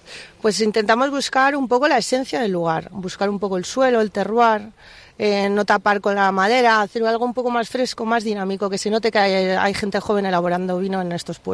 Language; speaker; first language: Spanish; native; Spanish